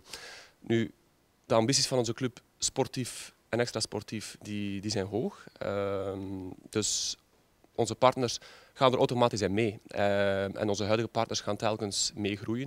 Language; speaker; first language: Dutch; native; Dutch